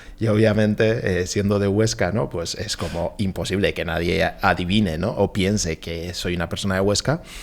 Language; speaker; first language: Spanish; early bilingual, other home language; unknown